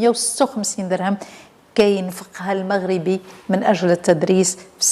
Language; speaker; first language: Arabic; native; Arabic